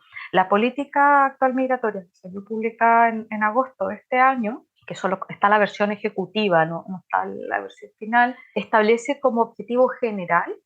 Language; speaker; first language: Spanish; native; Spanish